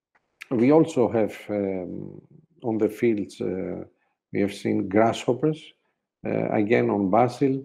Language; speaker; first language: English; non-native, fluent; Greek